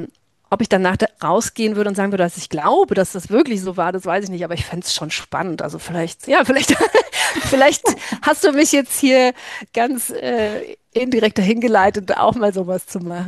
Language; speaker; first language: German; native; German